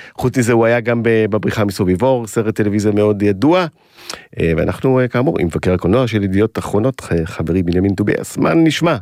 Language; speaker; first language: Hebrew; native; Hebrew